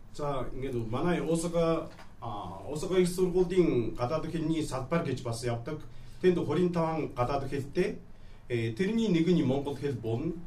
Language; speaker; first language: Mongolian; non-native, fluent; Japanese